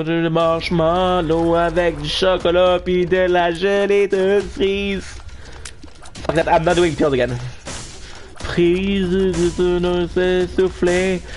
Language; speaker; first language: French; native; French